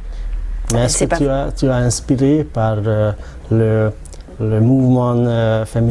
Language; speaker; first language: French; non-native, learner; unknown